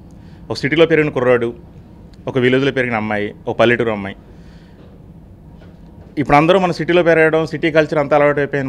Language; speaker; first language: Telugu; native; Telugu